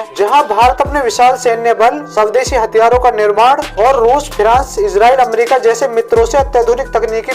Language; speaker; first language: Hindi; native; Hindi